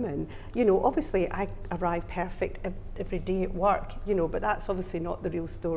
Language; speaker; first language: English; native; English